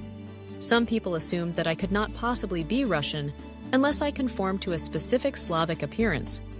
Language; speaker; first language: English; early bilingual, other home language; Russian